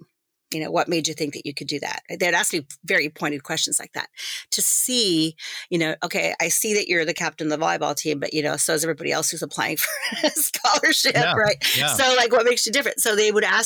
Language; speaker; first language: English; native; English